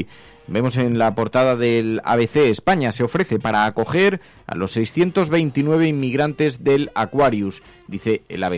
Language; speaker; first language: Spanish; native; Spanish